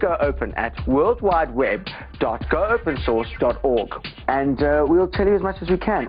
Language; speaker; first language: English; native; English